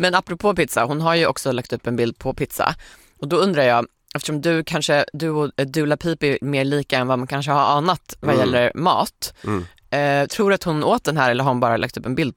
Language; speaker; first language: Swedish; native; Swedish